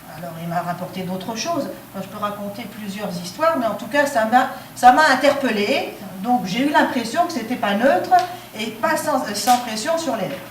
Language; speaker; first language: French; non-native, local second language; Arabic